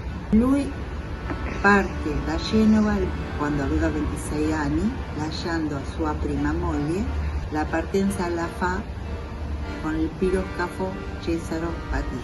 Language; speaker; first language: Italian; early bilingual, heritage; Italian